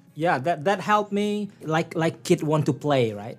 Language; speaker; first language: English; non-native, fluent; Indonesian